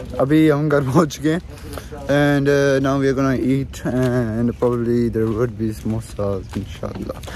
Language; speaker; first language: Urdu; native; Urdu